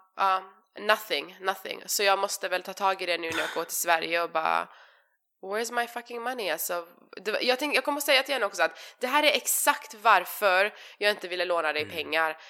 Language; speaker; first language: Swedish; early bilingual, other home language; Persian